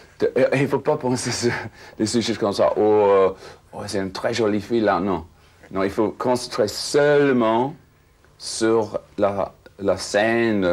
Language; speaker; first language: French; non-native, fluent; English